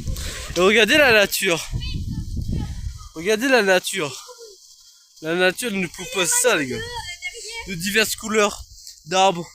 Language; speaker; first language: French; native; French